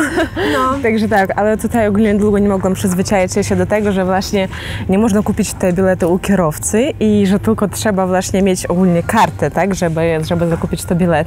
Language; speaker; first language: Polish; non-native, fluent; Ukrainian